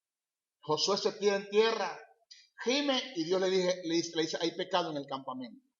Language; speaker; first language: Spanish; native; Spanish